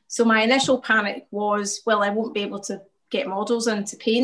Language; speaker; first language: English; native; English